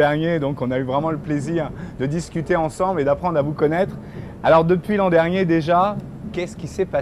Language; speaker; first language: French; native; French